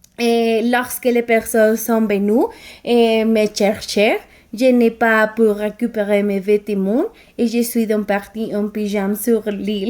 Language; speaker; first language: French; non-native, learner; Spanish